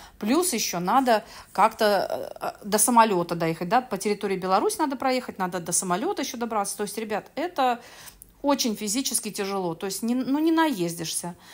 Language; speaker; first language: Russian; native; Russian